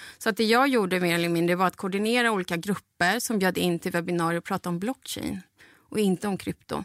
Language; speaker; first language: Swedish; non-native, fluent; Spanish